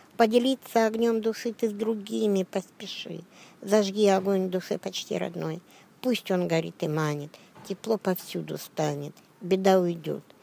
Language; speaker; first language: Russian; native; Russian